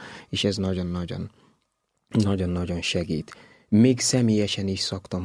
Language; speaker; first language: Hungarian; non-native, learner; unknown